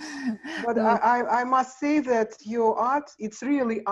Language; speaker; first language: English; non-native, learner; Russian